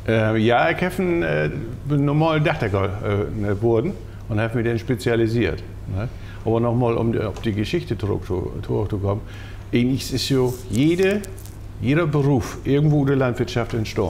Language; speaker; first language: German; native; German